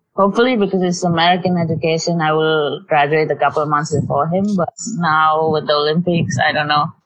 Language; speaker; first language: English; non-native, local second language; Tamil